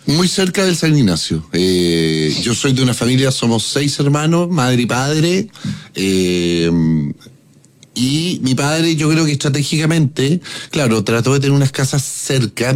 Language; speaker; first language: Spanish; native; Spanish